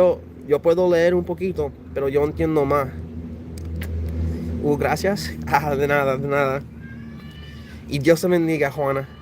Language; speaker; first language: Spanish; early bilingual, heritage; English